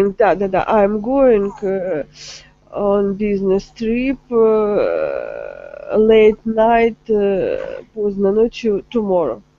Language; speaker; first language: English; non-native, learner; Russian